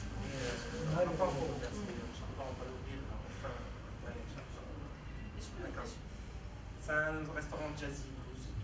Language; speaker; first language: French; non-native, local second language; Arabic